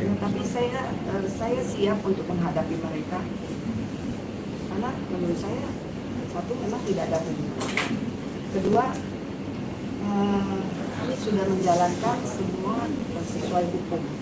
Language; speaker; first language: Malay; non-native, local second language; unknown